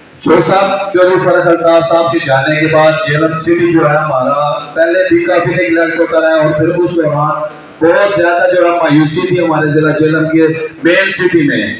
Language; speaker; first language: Urdu; non-native, local second language; Punjabi